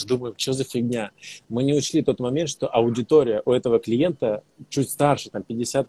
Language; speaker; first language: Russian; native; Russian